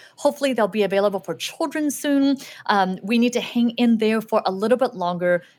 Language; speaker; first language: English; early bilingual, other home language; Chinese